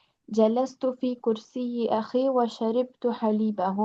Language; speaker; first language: Arabic; non-native, learner; Albanian